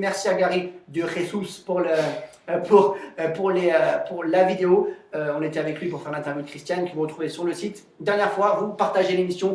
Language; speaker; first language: French; native; French